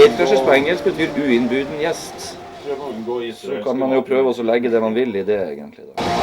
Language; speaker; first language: Norwegian; native; Norwegian